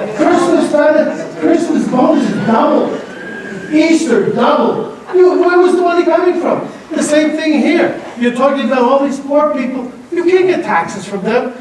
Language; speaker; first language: English; non-native, fluent; Greek